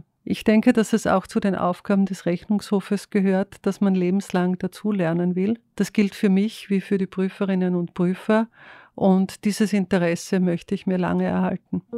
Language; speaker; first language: German; native; German